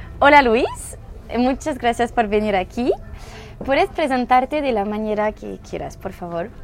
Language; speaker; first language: Spanish; non-native, learner; French